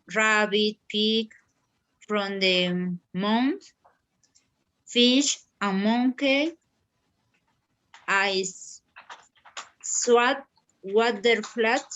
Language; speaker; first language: English; non-native, learner; Spanish